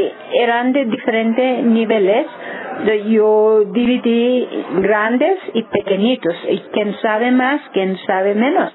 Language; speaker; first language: Spanish; non-native, learner; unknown